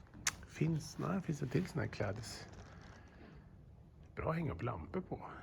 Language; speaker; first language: Swedish; native; Swedish